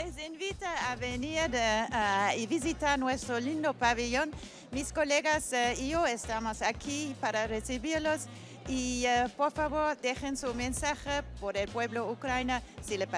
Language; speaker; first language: Spanish; non-native, fluent; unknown